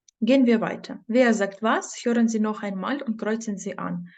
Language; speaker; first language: German; non-native, fluent; Ukrainian